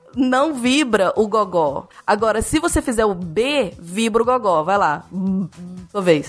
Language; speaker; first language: Portuguese; native; Portuguese